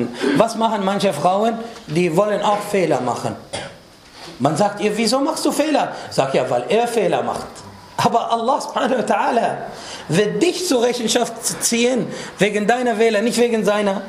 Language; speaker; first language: German; non-native, fluent; Arabic